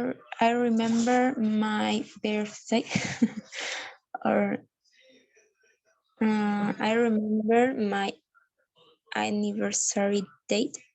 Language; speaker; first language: English; non-native, learner; Spanish